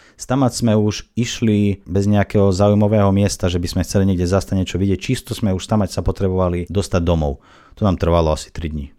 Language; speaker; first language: Slovak; non-native, fluent; Russian